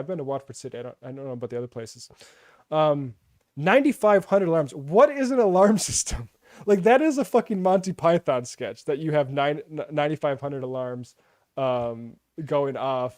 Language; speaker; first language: English; native; English